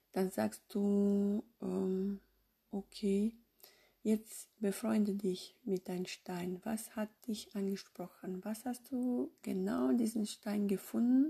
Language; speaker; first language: German; non-native, fluent; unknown